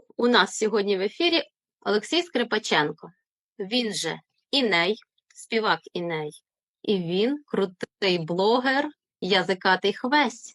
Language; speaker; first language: Ukrainian; native; Ukrainian